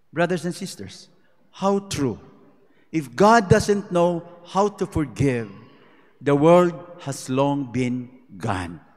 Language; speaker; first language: English; non-native, local second language; Cebuano